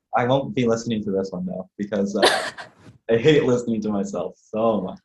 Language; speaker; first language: English; native; English